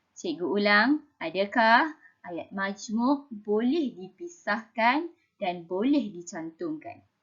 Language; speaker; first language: Malay; native; Malay